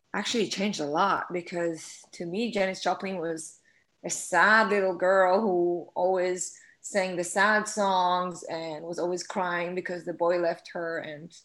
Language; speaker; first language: English; non-native, fluent; Hebrew